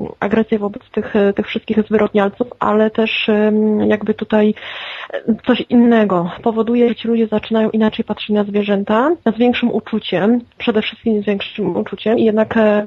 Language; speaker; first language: Polish; native; Polish